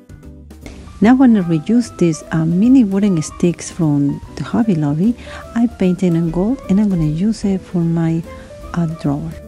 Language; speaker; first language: English; non-native, fluent; Spanish